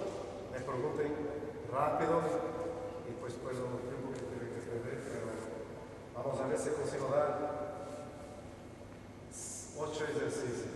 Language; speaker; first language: Spanish; non-native, learner; Portuguese